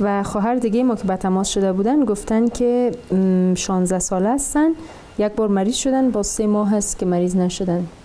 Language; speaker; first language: Persian; native; Persian